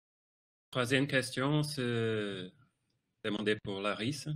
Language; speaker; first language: French; non-native, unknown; Portuguese